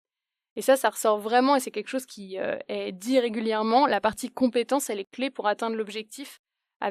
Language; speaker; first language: French; native; French